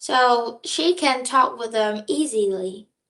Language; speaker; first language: English; non-native, learner; Vietnamese